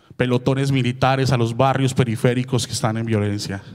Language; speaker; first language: Spanish; native; Spanish